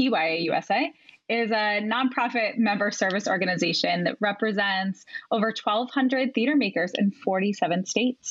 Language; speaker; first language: English; native; English